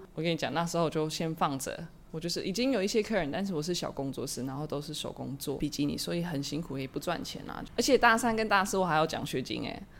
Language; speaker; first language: Chinese; non-native, fluent; German